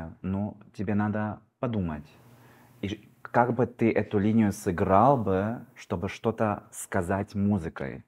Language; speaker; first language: Russian; early bilingual, heritage; Russian